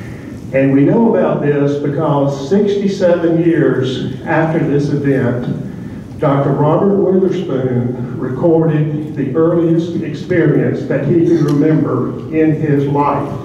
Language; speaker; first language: English; native; English